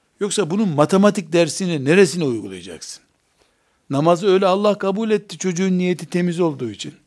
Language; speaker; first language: Turkish; native; Turkish